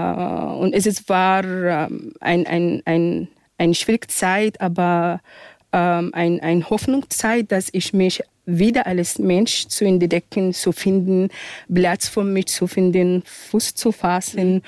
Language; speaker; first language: German; non-native, fluent; Arabic